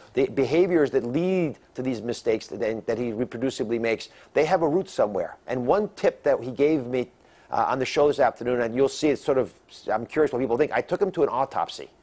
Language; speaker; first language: English; native; English